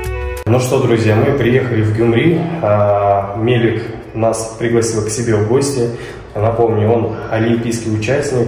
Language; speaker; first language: Russian; native; Russian